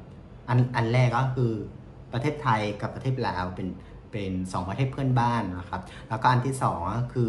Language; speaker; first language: Thai; non-native, fluent; Vietnamese